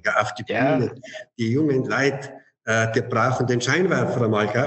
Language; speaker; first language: German; native; German